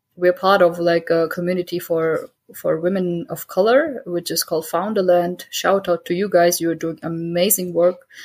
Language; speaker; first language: English; early bilingual, heritage; German